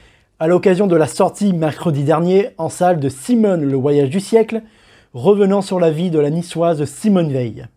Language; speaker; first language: French; native; French